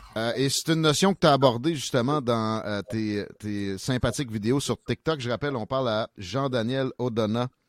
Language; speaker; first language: French; native; French